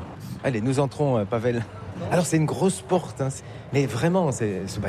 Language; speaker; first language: French; native; French